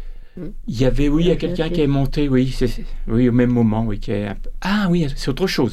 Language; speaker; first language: French; native; French